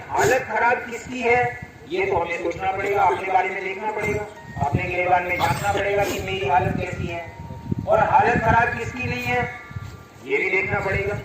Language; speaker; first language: Hindi; native; Hindi